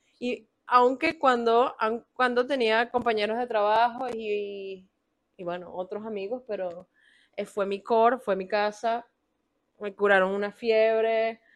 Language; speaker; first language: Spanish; native; Spanish